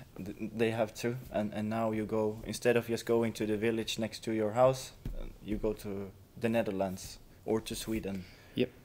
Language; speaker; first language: English; non-native, fluent; Swedish